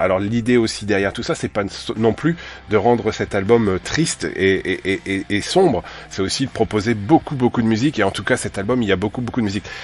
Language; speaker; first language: French; native; French